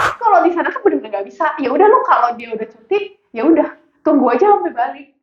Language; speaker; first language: Indonesian; native; Indonesian